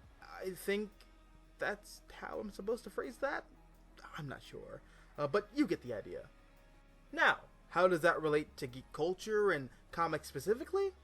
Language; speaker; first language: English; native; English